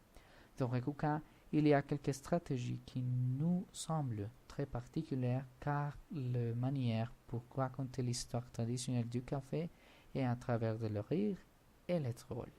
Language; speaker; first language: French; non-native, learner; Spanish